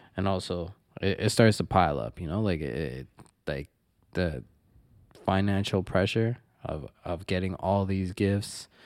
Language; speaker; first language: English; native; English